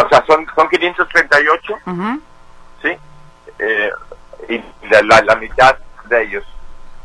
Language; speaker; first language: Spanish; native; Spanish